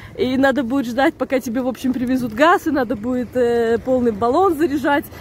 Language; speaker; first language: Russian; native; Russian